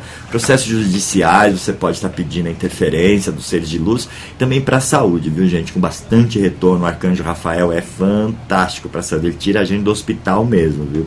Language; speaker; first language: Portuguese; native; Portuguese